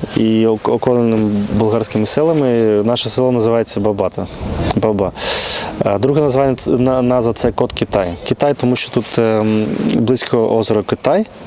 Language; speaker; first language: Ukrainian; non-native, local second language; Bulgarian